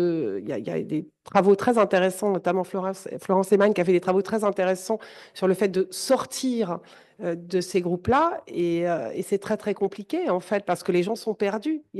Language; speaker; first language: French; native; French